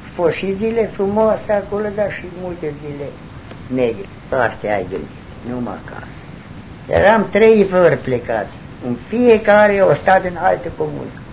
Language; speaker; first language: Romanian; non-native, local second language; German